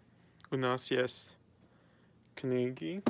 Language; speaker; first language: Russian; non-native, learner; English